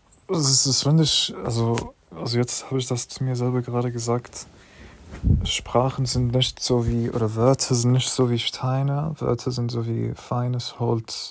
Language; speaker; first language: German; non-native, fluent; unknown